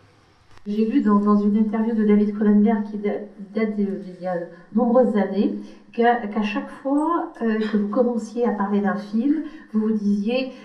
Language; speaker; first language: French; native; French